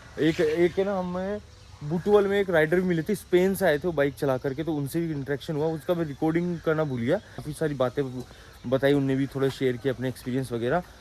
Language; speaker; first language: Hindi; native; Hindi